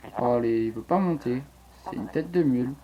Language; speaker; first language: French; native; French